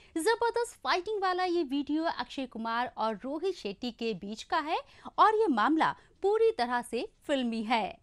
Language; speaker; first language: Hindi; non-native, local second language; Kashmiri